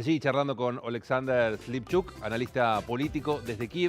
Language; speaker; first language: Spanish; native; Spanish